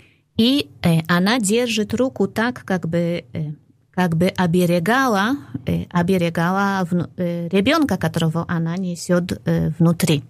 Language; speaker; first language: Russian; non-native, fluent; Polish